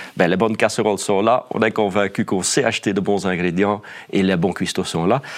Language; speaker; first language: French; non-native, fluent; Dutch